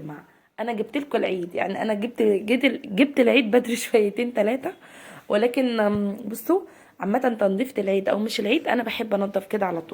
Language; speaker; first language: Arabic; native; Arabic